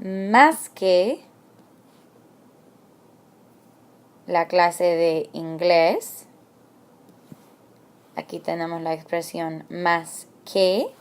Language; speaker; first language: Spanish; non-native, fluent; English